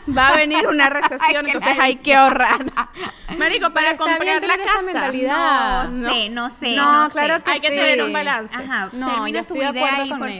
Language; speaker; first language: Spanish; native; Spanish